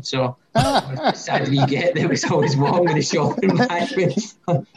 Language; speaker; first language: English; native; English